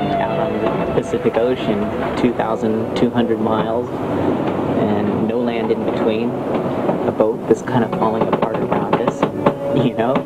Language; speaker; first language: English; native; English